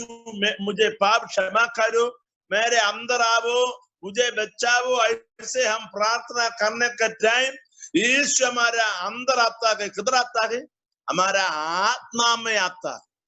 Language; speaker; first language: Hindi; non-native, learner; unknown